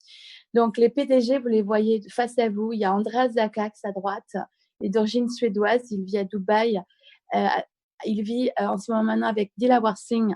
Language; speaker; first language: French; native; French